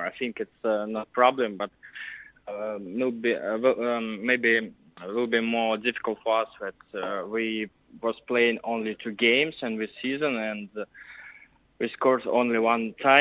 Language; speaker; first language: English; non-native, learner; Russian